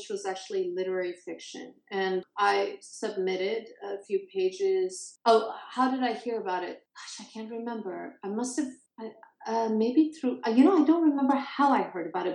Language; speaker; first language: English; early bilingual, other home language; Persian